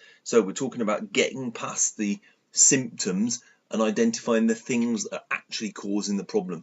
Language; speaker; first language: English; native; English